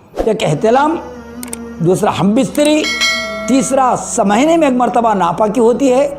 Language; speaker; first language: Urdu; native; Urdu